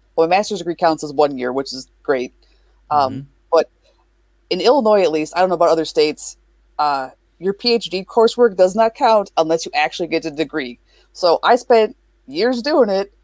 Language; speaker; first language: English; native; English